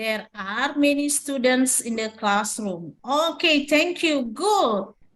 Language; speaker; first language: English; non-native, learner; Indonesian